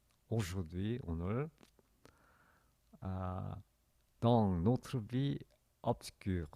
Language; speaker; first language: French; non-native, fluent; Korean